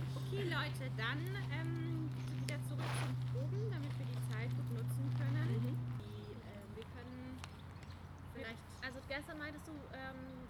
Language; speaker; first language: German; native; German